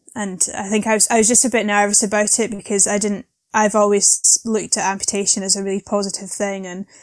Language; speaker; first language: English; native; English